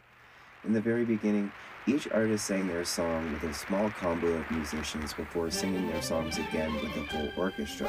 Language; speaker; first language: English; native; English